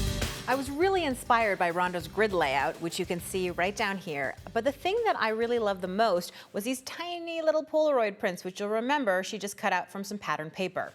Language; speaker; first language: English; native; English